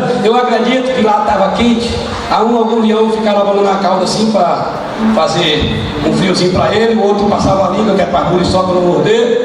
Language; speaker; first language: Portuguese; native; Portuguese